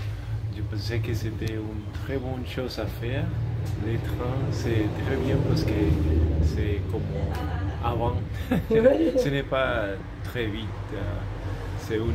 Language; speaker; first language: French; non-native, learner; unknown